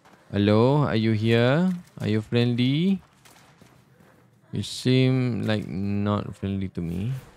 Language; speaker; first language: English; non-native, local second language; Malay